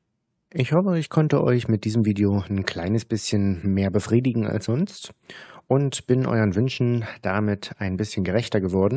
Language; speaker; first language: German; native; German